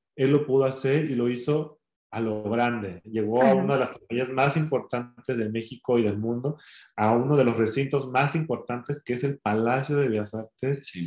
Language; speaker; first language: Spanish; native; Spanish